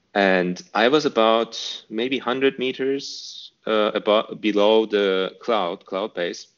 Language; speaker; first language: English; non-native, fluent; Turkish